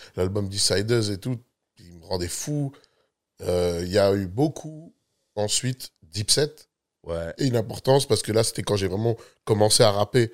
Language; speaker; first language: French; native; French